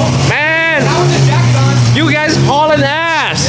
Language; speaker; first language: English; non-native, fluent; Vietnamese